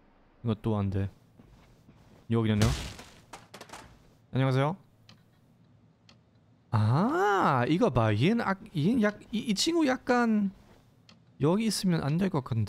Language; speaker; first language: Korean; non-native, fluent; German